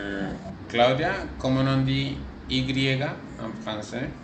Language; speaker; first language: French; non-native, fluent; Spanish